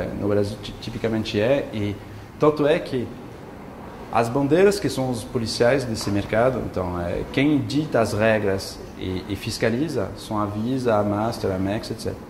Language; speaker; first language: Portuguese; non-native, fluent; French